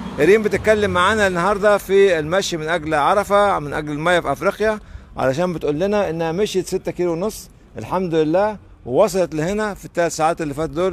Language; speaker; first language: Arabic; native; Arabic